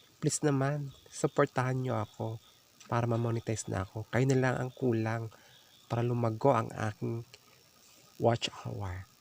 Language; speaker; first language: Filipino; native; Filipino